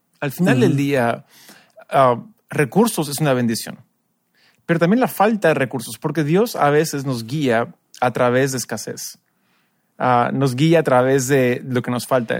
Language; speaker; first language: Spanish; early bilingual, other home language; English